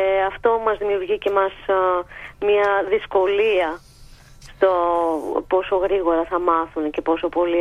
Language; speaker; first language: Greek; native; Greek